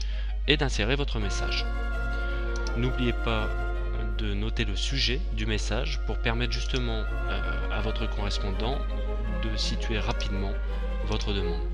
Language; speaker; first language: French; native; French